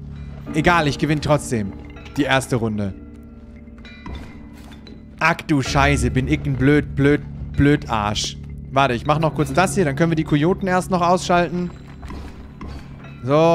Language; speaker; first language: German; native; German